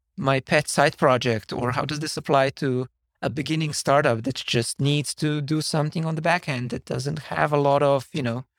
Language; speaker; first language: English; non-native, fluent; Slovenian